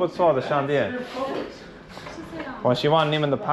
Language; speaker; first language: Chinese; non-native, learner; English